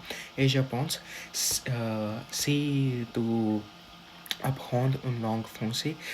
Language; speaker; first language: French; non-native, learner; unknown